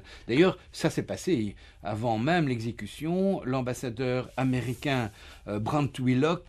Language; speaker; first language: French; native; French